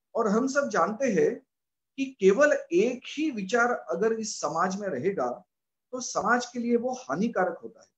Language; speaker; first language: Hindi; non-native, local second language; Marathi